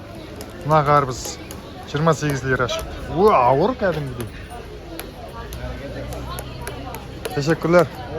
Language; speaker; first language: Turkish; non-native, learner; Kazakh